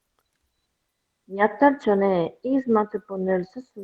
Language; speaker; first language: Korean; non-native, learner; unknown